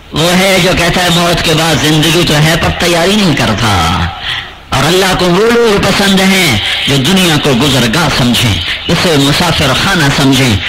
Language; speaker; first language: Urdu; non-native, local second language; Punjabi